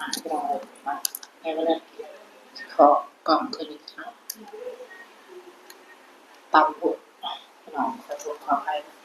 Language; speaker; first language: Thai; non-native, local second language; Lao